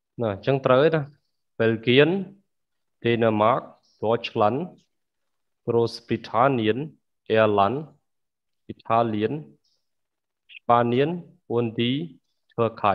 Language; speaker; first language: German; non-native, fluent; Khmer